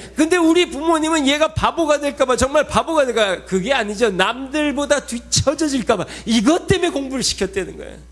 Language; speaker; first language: Korean; early bilingual, heritage; Korean